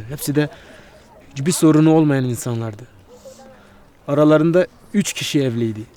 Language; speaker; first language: Turkish; non-native, local second language; Kurdish